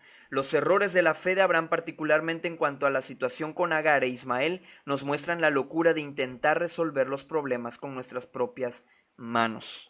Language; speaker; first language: Spanish; native; Spanish